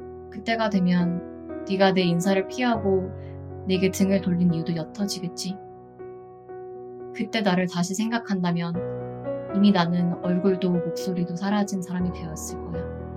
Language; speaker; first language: Korean; early bilingual, heritage; Korean